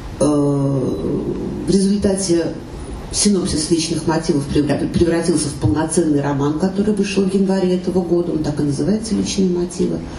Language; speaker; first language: Russian; native; Russian